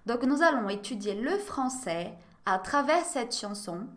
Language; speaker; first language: French; non-native, fluent; Portuguese